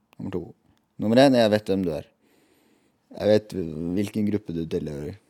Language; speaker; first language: Norwegian; native; Norwegian